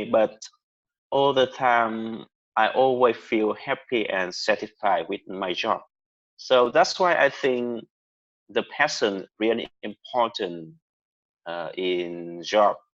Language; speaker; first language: English; non-native, learner; Vietnamese